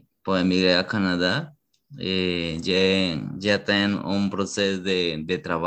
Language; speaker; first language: French; non-native, learner; Spanish